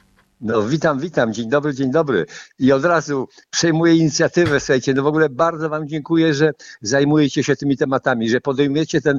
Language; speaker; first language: Polish; native; Polish